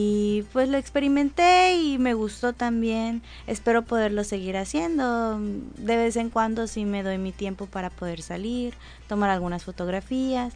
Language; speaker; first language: Spanish; native; Spanish